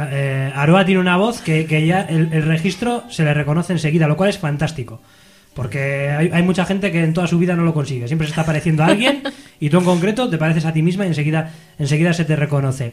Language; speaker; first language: Spanish; native; Spanish